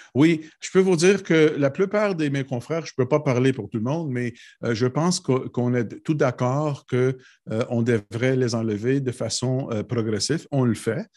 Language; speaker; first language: French; non-native, local second language; English